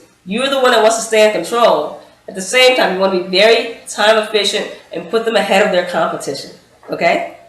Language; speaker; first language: English; native; English